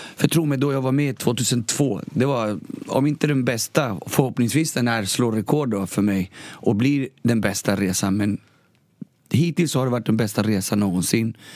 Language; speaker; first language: Swedish; early bilingual, other home language; Spanish